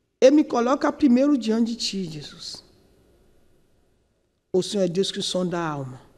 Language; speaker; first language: Portuguese; non-native, learner; Yoruba